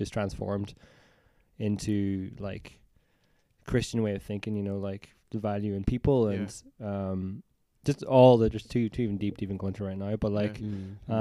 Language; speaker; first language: English; native; English